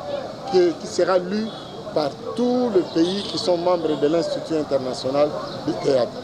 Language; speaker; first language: French; non-native, local second language; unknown